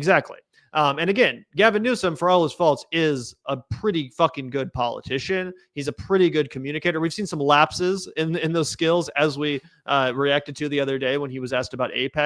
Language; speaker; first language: English; native; English